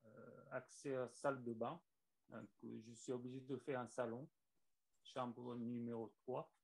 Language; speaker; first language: French; non-native, learner; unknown